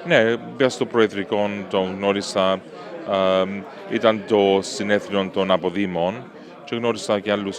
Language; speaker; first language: Greek; early bilingual, heritage; Greek